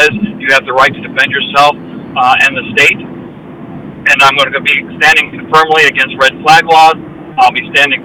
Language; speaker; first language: English; native; English